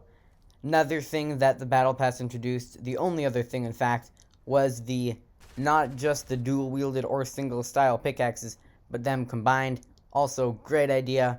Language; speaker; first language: English; native; English